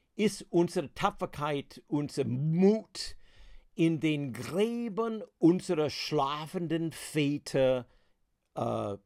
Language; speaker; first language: German; non-native, fluent; English